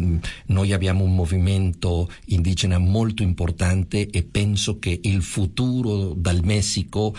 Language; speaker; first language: Italian; non-native, fluent; Spanish